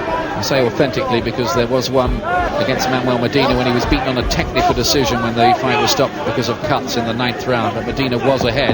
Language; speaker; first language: English; native; English